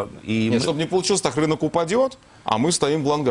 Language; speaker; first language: Russian; native; Russian